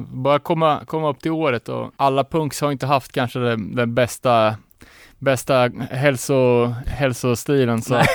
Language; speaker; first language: Swedish; native; Swedish